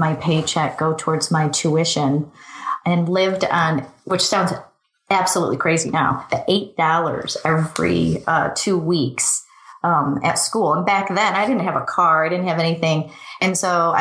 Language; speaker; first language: English; native; English